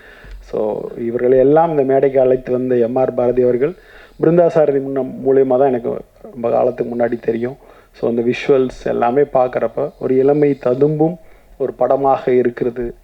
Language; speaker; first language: Tamil; native; Tamil